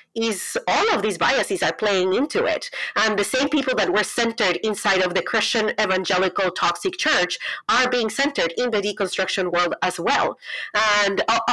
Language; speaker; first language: English; non-native, fluent; Spanish